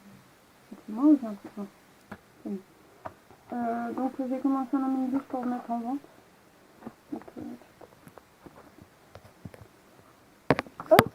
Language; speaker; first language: French; native; French